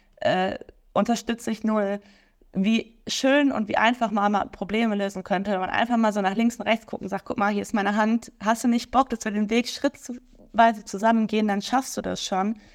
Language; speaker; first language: German; native; German